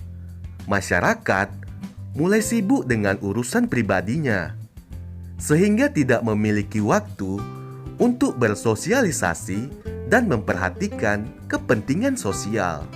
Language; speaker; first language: Indonesian; native; Indonesian